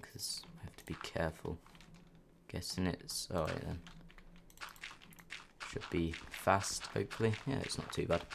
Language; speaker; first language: English; native; English